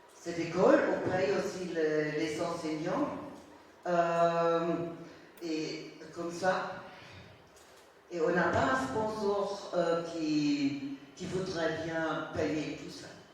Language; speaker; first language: French; non-native, fluent; German